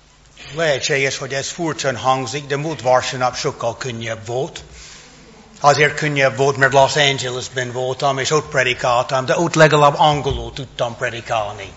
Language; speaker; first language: Hungarian; non-native, fluent; English